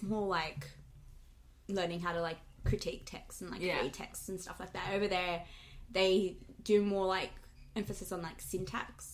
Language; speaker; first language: English; non-native, local second language; Spanish